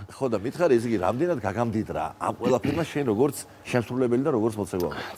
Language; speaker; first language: Georgian; native; Georgian